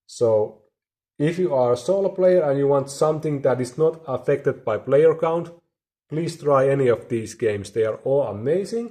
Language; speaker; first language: English; non-native, fluent; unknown